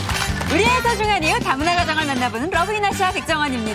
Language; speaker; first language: Korean; native; Korean